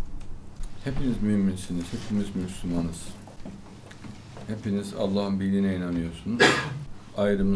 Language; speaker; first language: Turkish; native; Turkish